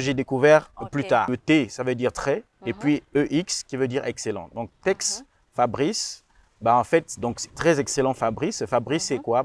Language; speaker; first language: French; non-native, local second language; Rundi